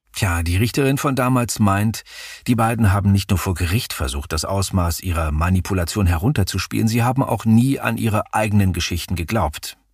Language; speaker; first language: German; native; German